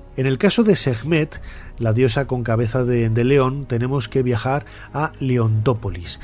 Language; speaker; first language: Spanish; native; Spanish